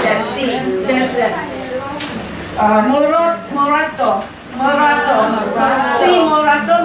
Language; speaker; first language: Spanish; non-native, learner; Chinese